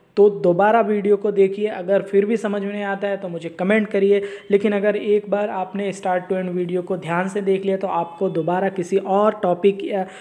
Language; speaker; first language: Hindi; native; Hindi